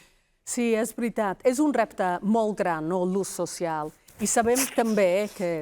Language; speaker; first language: Catalan; non-native, fluent; Welsh